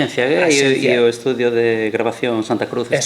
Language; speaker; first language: Galician; native; Galician